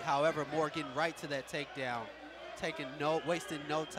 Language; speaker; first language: English; native; English